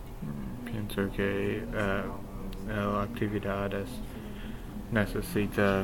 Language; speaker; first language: Spanish; non-native, learner; English